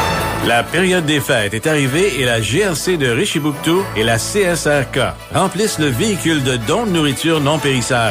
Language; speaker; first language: French; native; French